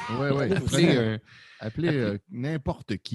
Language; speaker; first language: French; native; French